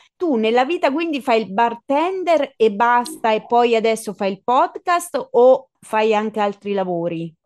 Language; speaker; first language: Italian; native; Italian